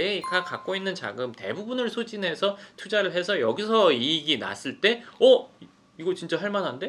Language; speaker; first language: Korean; native; Korean